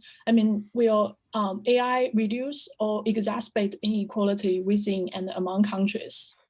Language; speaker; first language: English; non-native, fluent; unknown